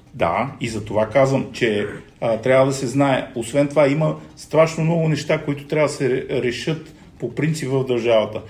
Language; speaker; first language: Bulgarian; native; Bulgarian